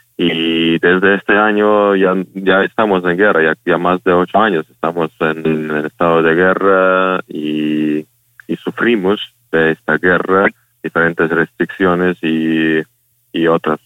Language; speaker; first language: Spanish; non-native, fluent; Ukrainian